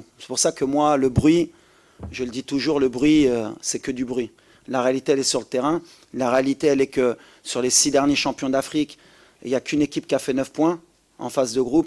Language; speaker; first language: French; native; French